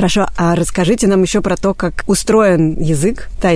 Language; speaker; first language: Russian; native; Russian